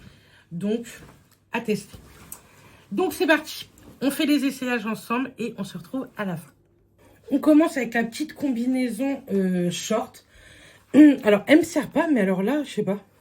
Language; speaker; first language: French; native; French